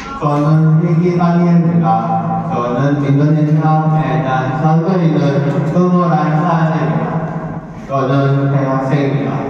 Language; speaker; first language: Korean; non-native, learner; Indonesian